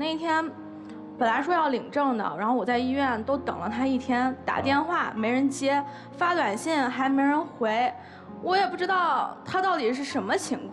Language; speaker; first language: Chinese; native; Chinese